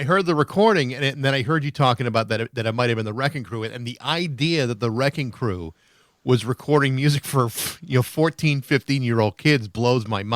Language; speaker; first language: English; native; English